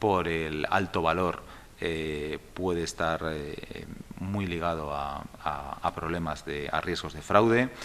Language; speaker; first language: Spanish; native; Spanish